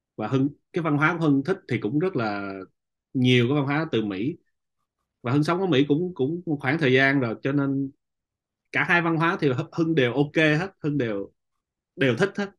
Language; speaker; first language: Vietnamese; native; Vietnamese